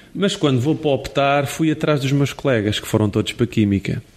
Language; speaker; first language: Portuguese; native; Portuguese